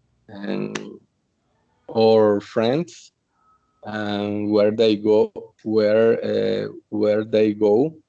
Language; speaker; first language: English; non-native, learner; Spanish